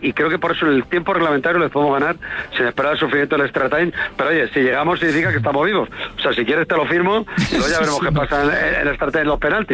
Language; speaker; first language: Spanish; native; Spanish